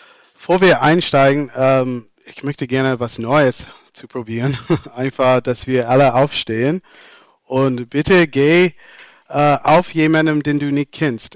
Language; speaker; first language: German; non-native, fluent; English